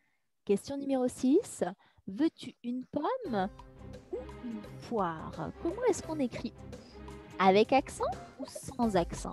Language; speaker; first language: French; native; French